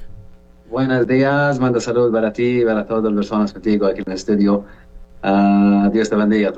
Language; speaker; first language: Spanish; non-native, learner; Arabic